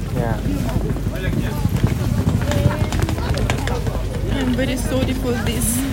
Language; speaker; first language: English; non-native, learner; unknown